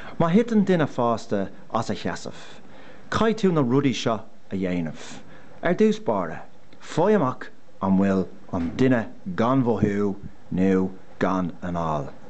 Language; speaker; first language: Irish; native; Irish